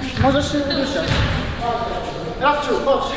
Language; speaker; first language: Polish; non-native, learner; Japanese